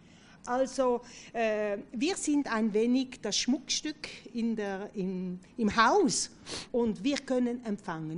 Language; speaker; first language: German; non-native, fluent; French